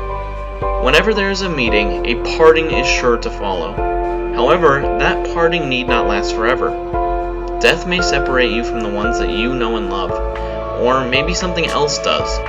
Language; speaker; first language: English; native; English